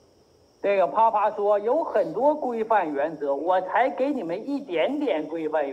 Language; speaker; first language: Chinese; native; Chinese